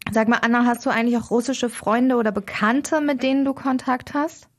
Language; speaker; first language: German; native; German